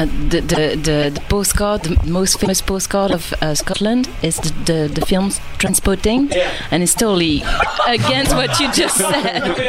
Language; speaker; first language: English; non-native, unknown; French